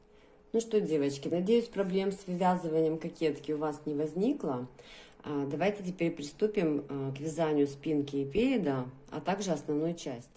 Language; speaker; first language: Russian; native; Russian